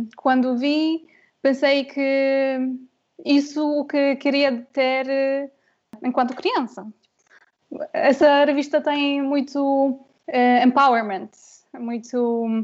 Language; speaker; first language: Portuguese; non-native, fluent; Polish